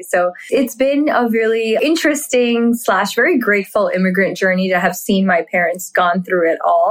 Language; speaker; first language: English; early bilingual, other home language; Hindi